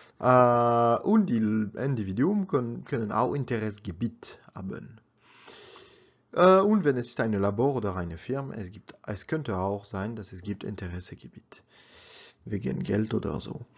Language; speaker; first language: German; non-native, learner; French